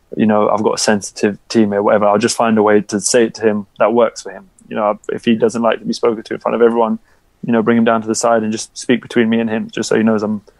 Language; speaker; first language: English; early bilingual, other home language; Albanian